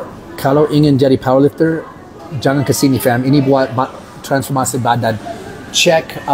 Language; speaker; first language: Indonesian; non-native, learner; English